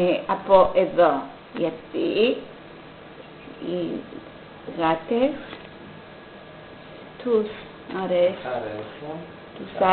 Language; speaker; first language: Greek; non-native, learner; English